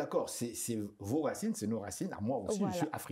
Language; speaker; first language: French; non-native, local second language; Lingala